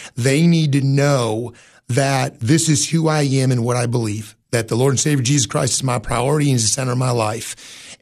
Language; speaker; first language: English; native; English